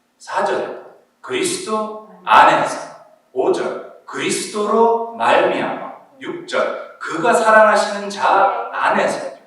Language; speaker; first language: Korean; early bilingual, heritage; Korean